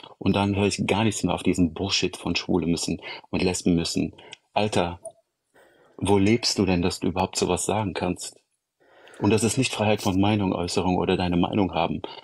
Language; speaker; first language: German; early bilingual, other home language; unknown